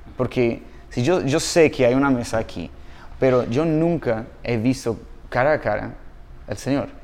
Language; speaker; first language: Spanish; non-native, fluent; English